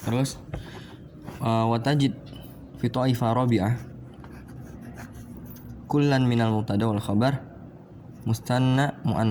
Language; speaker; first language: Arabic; non-native, fluent; Indonesian